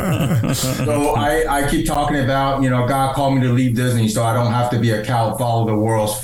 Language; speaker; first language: English; early bilingual, other home language; Chinese